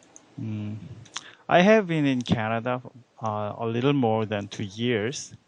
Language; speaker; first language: English; non-native, learner; Korean